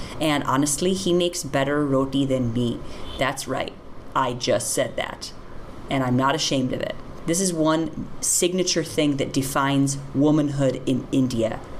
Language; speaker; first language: English; native; English